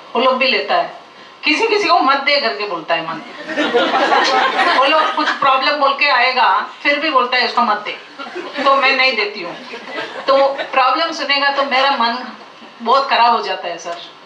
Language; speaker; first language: Hindi; non-native, local second language; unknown